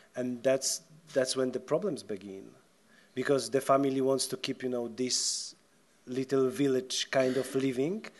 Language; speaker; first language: English; non-native, fluent; Polish